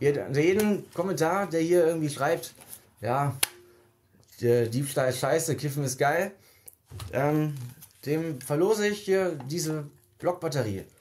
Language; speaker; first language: German; native; German